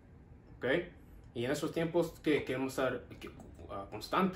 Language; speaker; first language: Spanish; non-native, learner; English